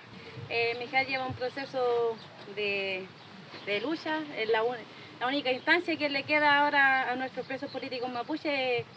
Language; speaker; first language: Spanish; native; Spanish